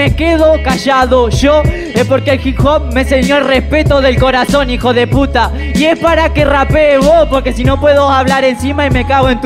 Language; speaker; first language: Spanish; native; Spanish